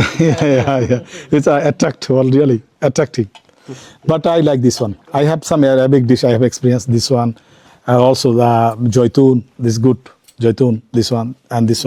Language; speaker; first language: English; non-native, local second language; Bangla